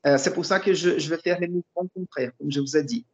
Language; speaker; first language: French; non-native, fluent; Portuguese